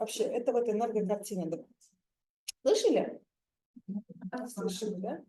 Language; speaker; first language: Russian; non-native, local second language; Uzbek